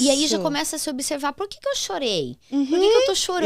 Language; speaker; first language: Portuguese; native; Portuguese